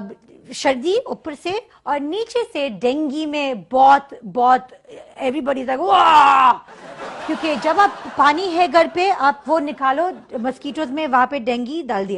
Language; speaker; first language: Hindi; early bilingual, heritage; English